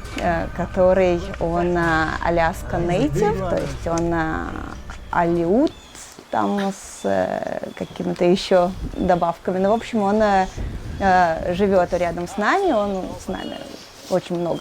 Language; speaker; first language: Russian; native; Russian